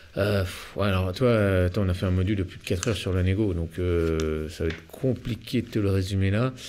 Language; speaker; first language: French; native; French